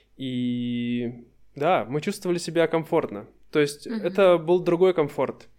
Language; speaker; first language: Russian; native; Russian